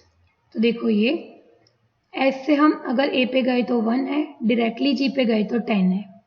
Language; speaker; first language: Hindi; non-native, local second language; Gujarati